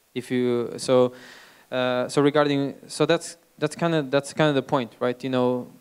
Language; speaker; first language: English; non-native, fluent; Portuguese